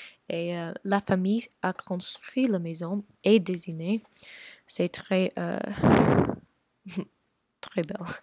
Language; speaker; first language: French; non-native, learner; English